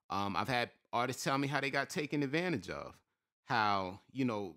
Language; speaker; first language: English; native; English